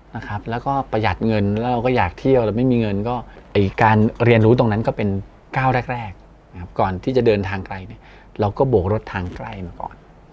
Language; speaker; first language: Thai; native; Thai